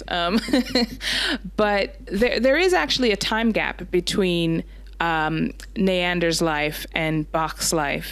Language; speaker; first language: English; native; English